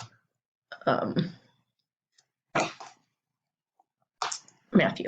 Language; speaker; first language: Albanian; non-native, learner; English